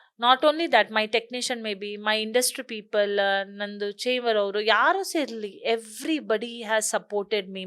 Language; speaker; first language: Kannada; non-native, local second language; Konkani